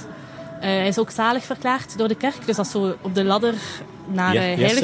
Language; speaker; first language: Dutch; native; Dutch